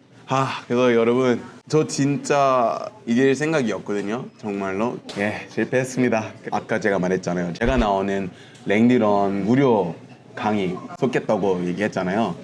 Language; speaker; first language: Korean; non-native, fluent; English